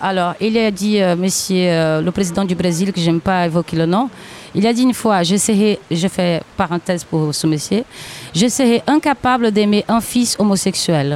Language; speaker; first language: French; non-native, fluent; Portuguese